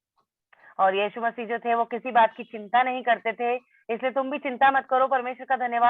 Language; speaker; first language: Hindi; native; Hindi